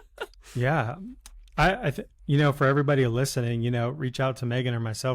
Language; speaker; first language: English; native; English